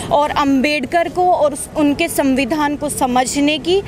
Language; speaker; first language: Hindi; native; Hindi